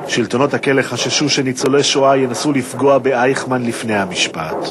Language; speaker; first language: Hebrew; native; Hebrew